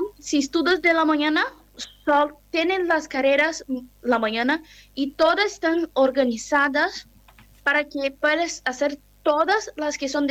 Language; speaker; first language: Spanish; non-native, learner; Portuguese